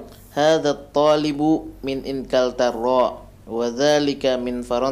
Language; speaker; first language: Arabic; non-native, learner; Indonesian